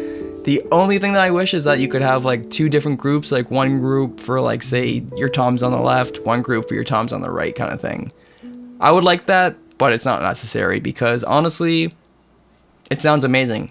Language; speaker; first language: English; native; English